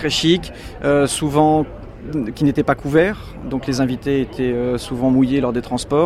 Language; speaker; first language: French; native; French